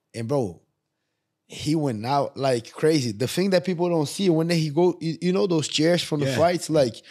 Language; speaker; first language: English; non-native, fluent; Portuguese